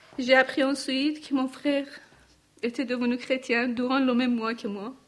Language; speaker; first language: French; non-native, learner; Persian